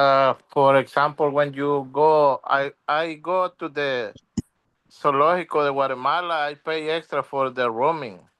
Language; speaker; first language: English; non-native, learner; Spanish